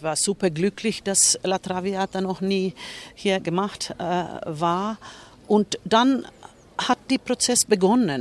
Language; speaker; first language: German; non-native, fluent; Finnish